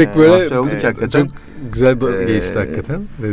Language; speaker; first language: Turkish; native; Turkish